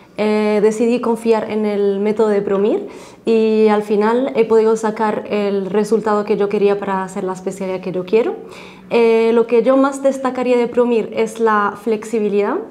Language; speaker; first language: Spanish; non-native, fluent; Arabic